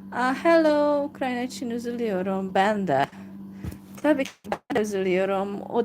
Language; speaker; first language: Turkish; non-native, fluent; Hungarian